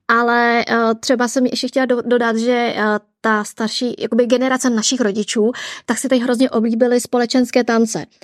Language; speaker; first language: Czech; early bilingual, other home language; Vietnamese